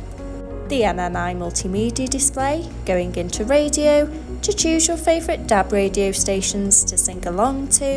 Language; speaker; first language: English; native; English